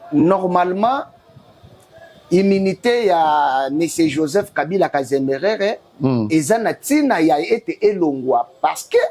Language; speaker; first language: Lingala; native; Lingala